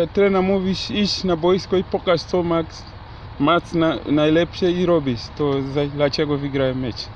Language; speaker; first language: Polish; non-native, learner; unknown